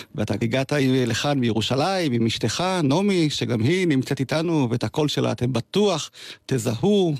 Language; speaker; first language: Hebrew; native; Hebrew